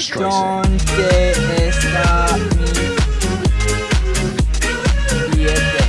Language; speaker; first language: Spanish; non-native, learner; English